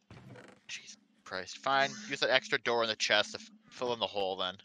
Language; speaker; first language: English; native; English